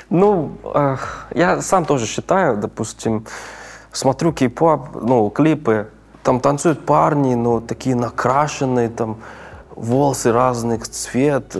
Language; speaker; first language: Russian; non-native, fluent; Korean